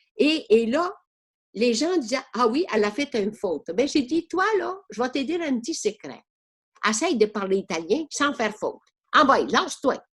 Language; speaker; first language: French; non-native, fluent; Italian